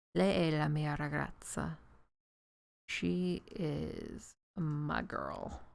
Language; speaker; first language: Italian; non-native, learner; English